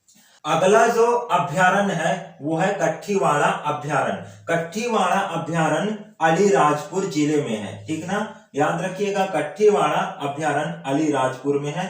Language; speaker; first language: Hindi; native; Hindi